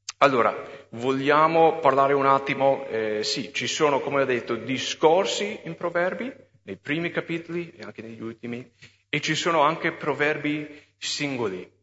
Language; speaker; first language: Italian; non-native, fluent; English